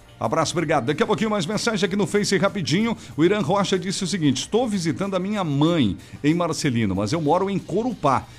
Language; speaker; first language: Portuguese; native; Portuguese